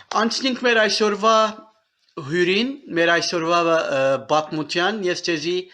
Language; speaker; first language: Armenian; native; Armenian